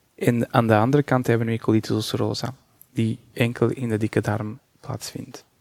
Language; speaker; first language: Dutch; non-native, fluent; Portuguese